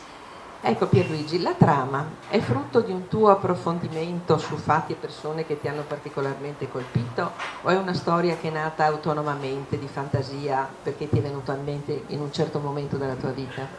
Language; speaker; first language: Italian; native; Italian